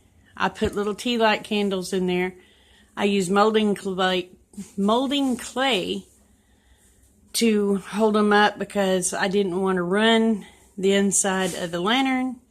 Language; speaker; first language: English; native; English